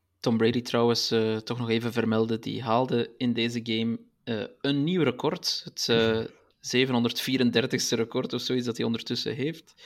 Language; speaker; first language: Dutch; native; Dutch